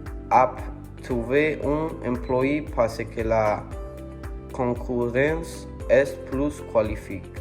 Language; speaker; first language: French; non-native, learner; Spanish